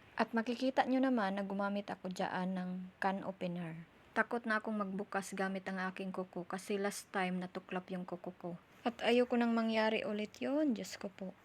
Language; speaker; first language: Filipino; non-native, local second language; Cebuano